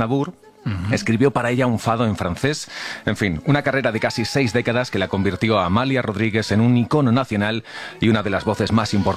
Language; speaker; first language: Spanish; native; Spanish